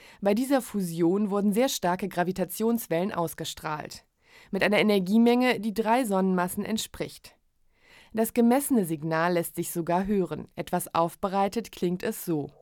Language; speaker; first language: German; native; German